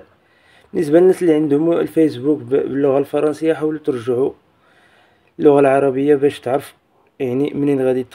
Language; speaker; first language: Arabic; native; Arabic